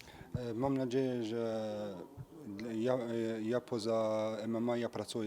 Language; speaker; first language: Polish; early bilingual, heritage; French